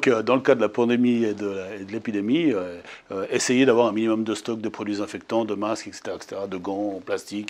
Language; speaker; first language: French; native; French